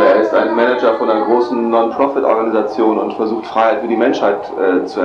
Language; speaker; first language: German; native; German